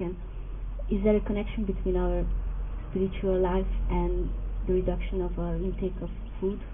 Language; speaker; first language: English; non-native, fluent; Hungarian